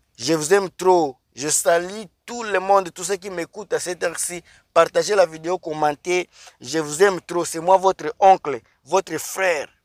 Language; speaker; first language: French; non-native, local second language; Lingala